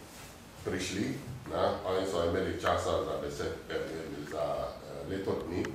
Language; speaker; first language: Slovenian; non-native, fluent; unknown